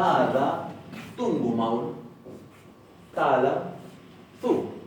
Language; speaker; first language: Icelandic; non-native, learner; Spanish